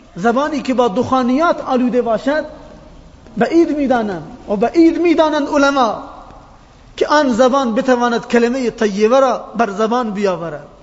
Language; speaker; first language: Persian; non-native, local second language; Baluchi